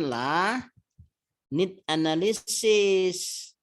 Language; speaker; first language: English; non-native, fluent; Indonesian